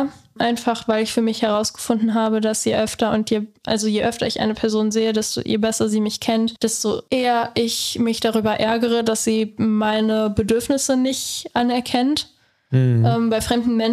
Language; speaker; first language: German; native; German